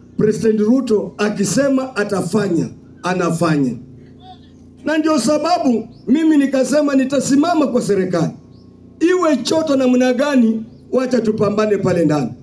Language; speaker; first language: Swahili; non-native, local second language; Luyia